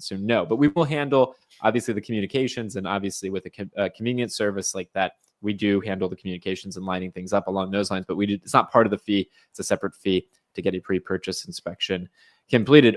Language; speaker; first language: English; native; English